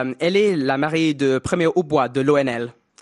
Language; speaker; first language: French; non-native, fluent; English